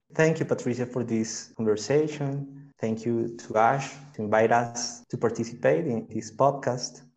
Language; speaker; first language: English; non-native, fluent; Spanish